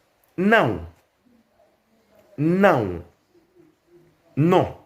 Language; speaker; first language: Portuguese; non-native, learner; Haitian Creole